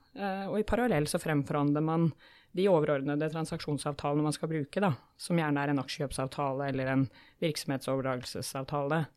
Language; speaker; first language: Norwegian; native; Norwegian